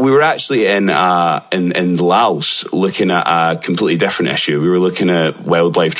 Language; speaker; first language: English; native; English